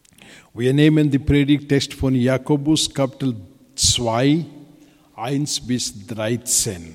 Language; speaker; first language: German; non-native, fluent; Telugu